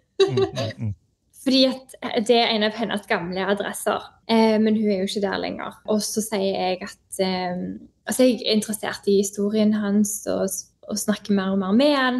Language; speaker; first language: Norwegian; native; Norwegian